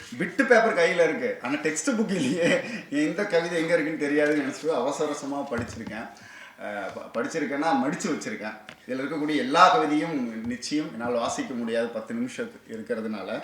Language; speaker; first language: Tamil; native; Tamil